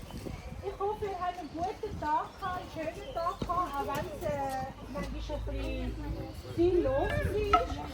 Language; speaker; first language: German; non-native, fluent; Tibetan